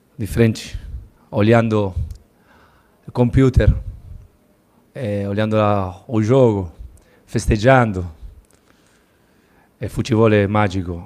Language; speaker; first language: Portuguese; non-native, learner; Spanish